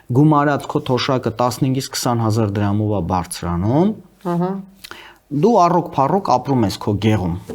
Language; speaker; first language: Armenian; native; Armenian